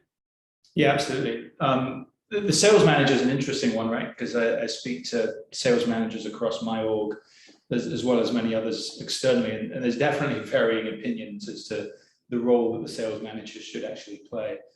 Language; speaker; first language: English; native; English